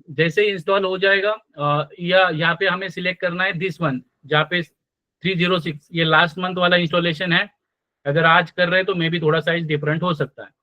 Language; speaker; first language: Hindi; non-native, local second language; Marathi